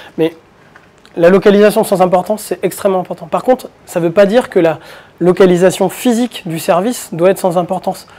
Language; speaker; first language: French; native; French